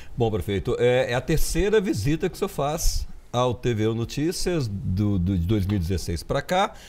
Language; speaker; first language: Portuguese; native; Portuguese